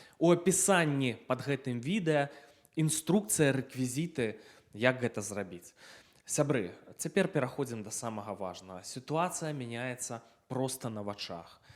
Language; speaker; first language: Belarusian; non-native, local second language; Russian